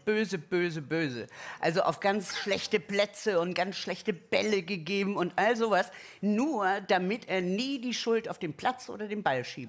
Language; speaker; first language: German; native; German